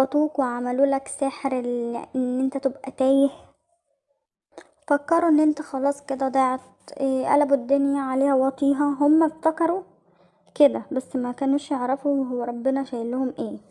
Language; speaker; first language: Arabic; native; Arabic